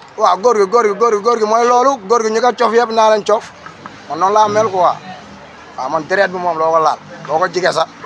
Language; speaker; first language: Wolof; native; Wolof